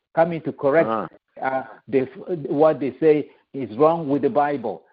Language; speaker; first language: English; non-native, fluent; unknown